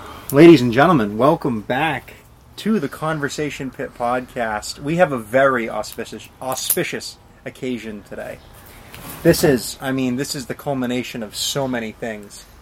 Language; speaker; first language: English; native; English